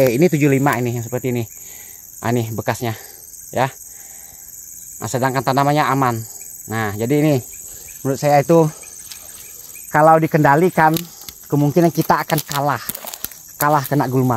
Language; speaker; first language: Indonesian; native; Indonesian